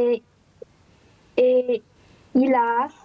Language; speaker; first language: French; non-native, learner; Romanian